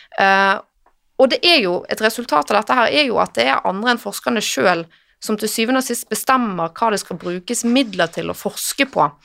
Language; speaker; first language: Norwegian; native; Norwegian